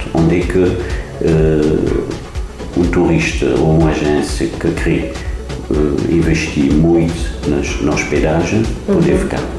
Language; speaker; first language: Portuguese; non-native, fluent; Kabuverdianu